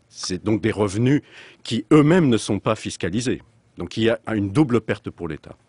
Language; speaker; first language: French; native; French